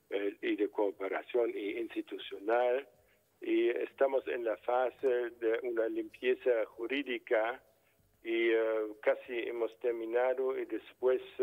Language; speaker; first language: Spanish; non-native, fluent; German